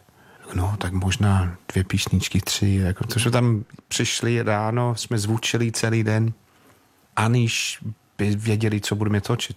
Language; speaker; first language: Czech; non-native, learner; English